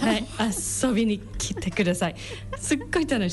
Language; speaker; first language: Japanese; non-native, learner; English